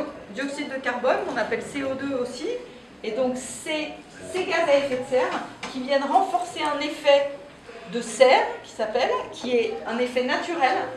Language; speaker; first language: French; native; French